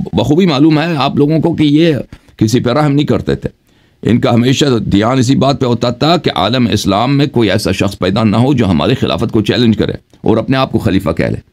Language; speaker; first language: Urdu; non-native, fluent; Persian